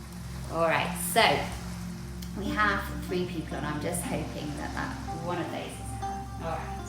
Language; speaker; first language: English; native; English